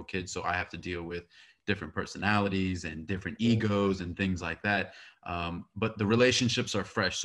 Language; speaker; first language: English; native; English